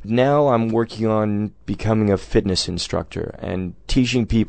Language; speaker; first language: English; native; English